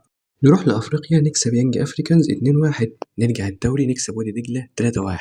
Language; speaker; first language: Arabic; native; Arabic